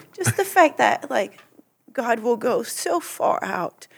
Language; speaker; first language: English; early bilingual, other home language; Portuguese